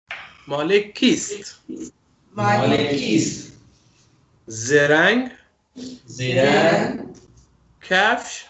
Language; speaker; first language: Persian; non-native, fluent; Urdu